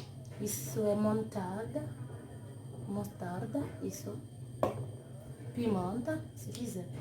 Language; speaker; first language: Portuguese; non-native, learner; Haitian Creole